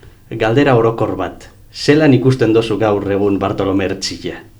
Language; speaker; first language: Basque; native; Basque